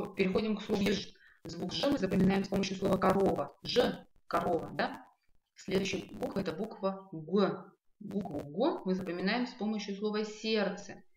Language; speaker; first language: Russian; non-native, local second language; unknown